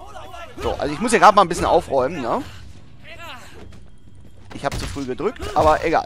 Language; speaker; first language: German; native; German